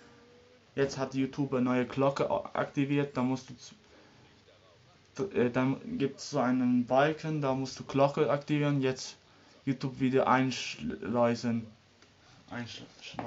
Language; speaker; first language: German; early bilingual, other home language; Serbian